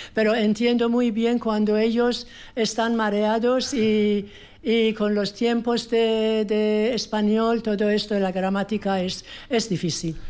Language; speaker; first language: Spanish; non-native, fluent; Persian